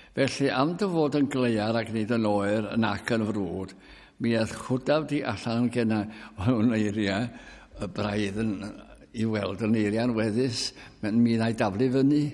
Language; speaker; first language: Welsh; early bilingual, heritage; Welsh